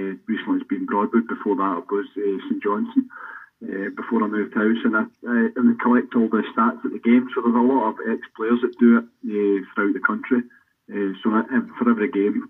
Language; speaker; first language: English; native; English